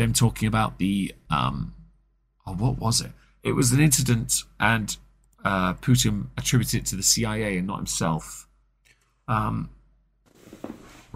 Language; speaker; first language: English; native; English